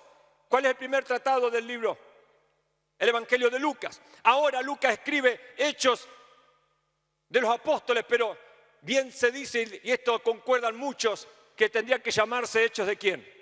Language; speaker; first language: Spanish; native; Spanish